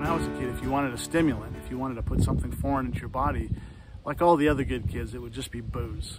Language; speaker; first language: English; native; English